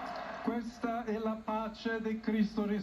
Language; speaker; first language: Italian; non-native, fluent; English